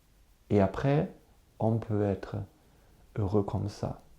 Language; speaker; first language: French; non-native, learner; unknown